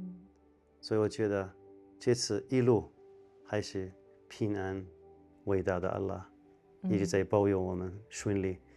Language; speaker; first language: Chinese; non-native, fluent; Arabic